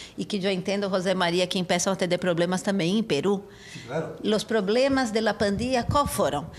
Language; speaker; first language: Portuguese; native; Portuguese